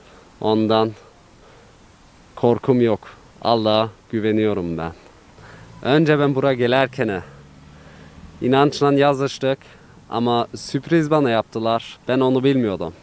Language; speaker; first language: Turkish; early bilingual, heritage; Turkish